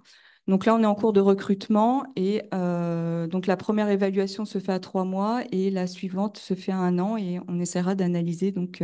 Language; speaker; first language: French; native; French